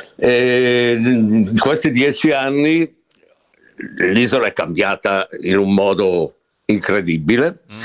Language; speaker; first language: Italian; native; Italian